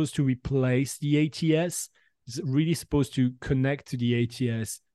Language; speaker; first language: English; non-native, fluent; French